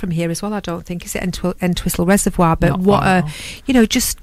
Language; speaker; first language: English; native; English